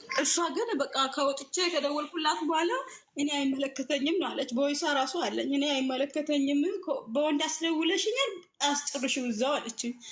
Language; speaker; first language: Amharic; non-native, local second language; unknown